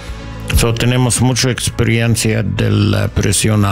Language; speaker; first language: Spanish; non-native, learner; English